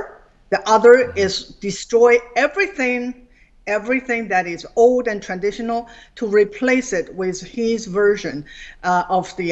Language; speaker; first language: English; non-native, fluent; Chinese